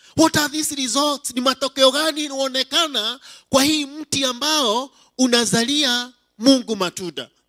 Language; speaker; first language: Swahili; non-native, local second language; Kikuyu